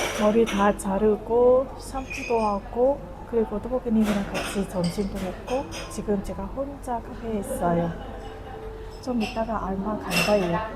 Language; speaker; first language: Korean; non-native, learner; Vietnamese